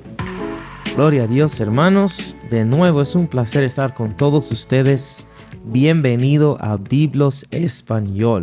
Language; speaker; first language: Spanish; non-native, fluent; English